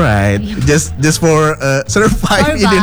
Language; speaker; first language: English; non-native, fluent; Indonesian